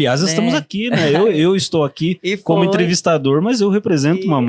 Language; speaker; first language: Portuguese; native; Portuguese